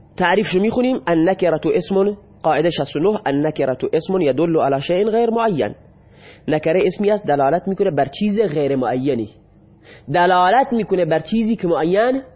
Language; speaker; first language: Persian; non-native, local second language; Baluchi